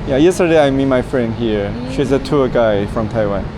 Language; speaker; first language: English; non-native, learner; Chinese